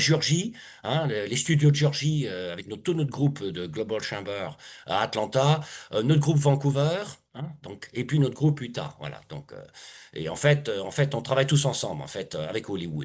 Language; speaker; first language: French; native; French